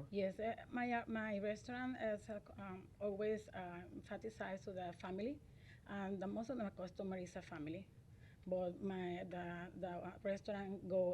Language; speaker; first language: English; non-native, learner; Spanish